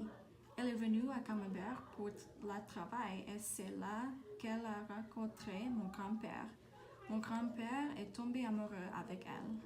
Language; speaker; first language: French; non-native, learner; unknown